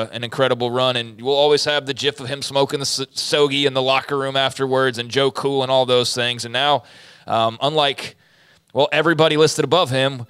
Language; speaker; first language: English; native; English